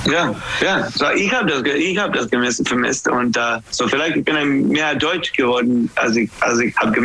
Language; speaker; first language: German; non-native, learner; English